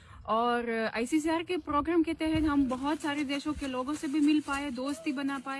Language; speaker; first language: Hindi; non-native, fluent; Russian